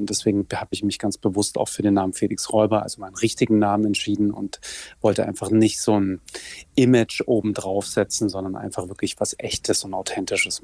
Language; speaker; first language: German; native; German